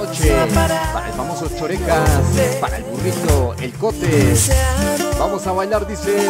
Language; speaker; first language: Spanish; native; Spanish